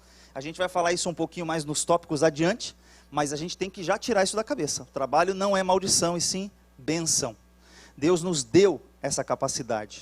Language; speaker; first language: Portuguese; native; Portuguese